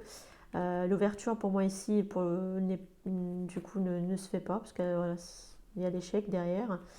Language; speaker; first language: French; native; French